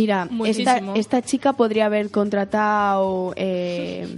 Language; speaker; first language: Spanish; native; Spanish